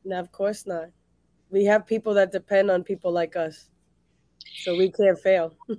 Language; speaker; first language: English; early bilingual, other home language; Spanish